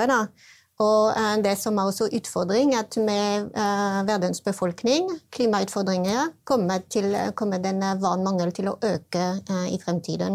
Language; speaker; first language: Norwegian; non-native, fluent; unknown